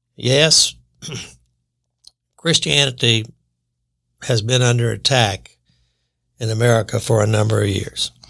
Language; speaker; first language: English; native; English